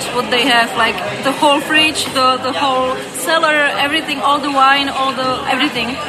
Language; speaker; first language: English; non-native, fluent; Czech